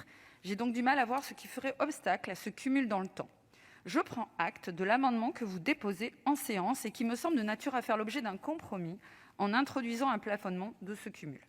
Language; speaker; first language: French; native; French